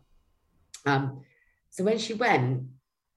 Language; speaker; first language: English; native; English